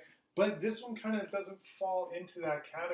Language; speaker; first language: English; native; English